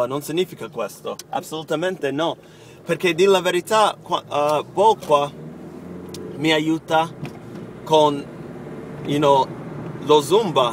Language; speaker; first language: Italian; non-native, fluent; English